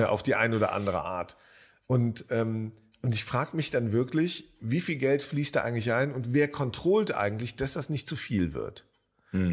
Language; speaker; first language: German; native; German